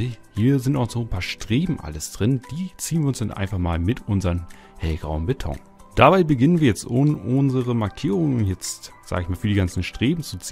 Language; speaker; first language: German; native; German